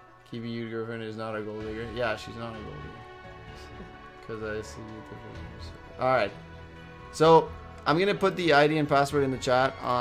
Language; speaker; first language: English; early bilingual, other home language; Spanish